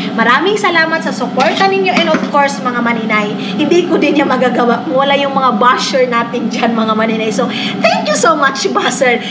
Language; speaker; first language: Filipino; non-native, local second language; Cebuano